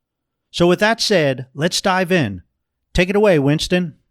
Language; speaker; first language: English; native; English